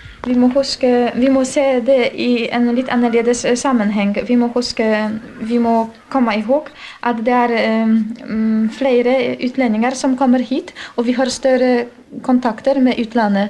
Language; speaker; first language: Norwegian; non-native, fluent; Polish